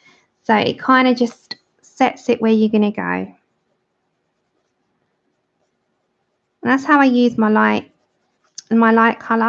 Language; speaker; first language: English; native; English